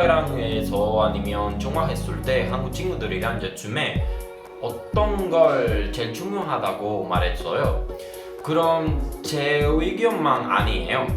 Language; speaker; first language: Korean; non-native, learner; Spanish